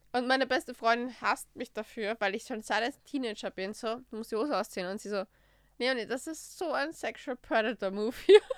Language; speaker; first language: German; early bilingual, other home language; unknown